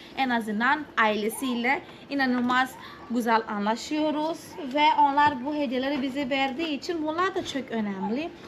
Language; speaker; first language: Turkish; non-native, fluent; Portuguese